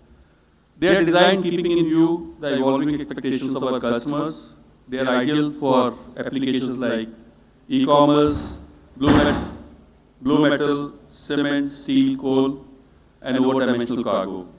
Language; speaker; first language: English; non-native, local second language; Hindi